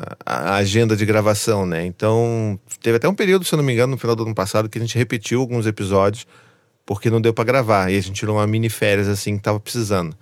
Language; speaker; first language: Portuguese; native; Portuguese